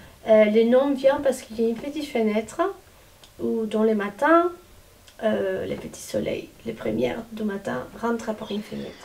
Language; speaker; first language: French; non-native, fluent; Spanish